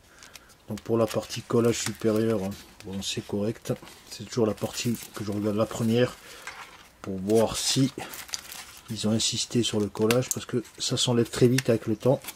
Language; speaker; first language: French; native; French